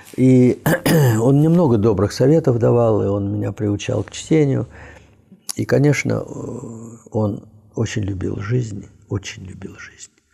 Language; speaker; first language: Russian; native; Russian